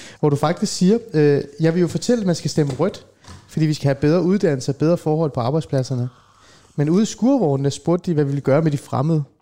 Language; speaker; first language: Danish; early bilingual, other home language; Persian